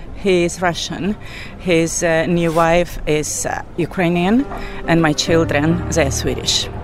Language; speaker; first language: English; non-native, fluent; Belarusian